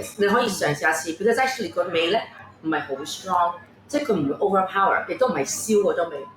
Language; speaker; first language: Cantonese; early bilingual, heritage; Cantonese